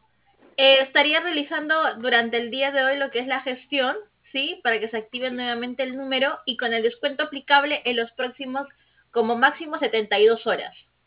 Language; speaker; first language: Spanish; native; Spanish